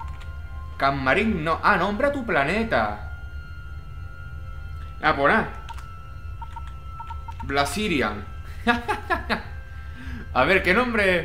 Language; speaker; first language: Spanish; native; Spanish